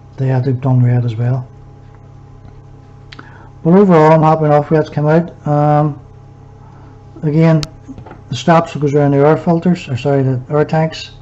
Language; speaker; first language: English; native; English